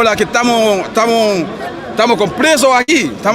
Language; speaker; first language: Spanish; non-native, learner; Haitian Creole